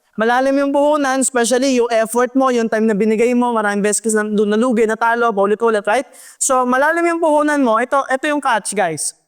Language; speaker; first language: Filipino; native; Filipino